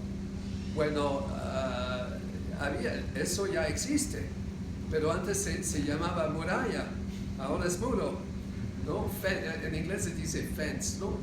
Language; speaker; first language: Spanish; non-native, fluent; English